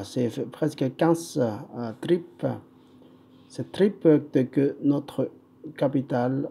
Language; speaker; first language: French; non-native, fluent; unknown